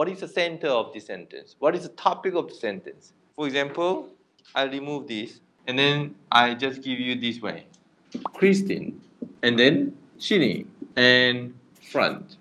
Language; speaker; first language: English; non-native, fluent; Korean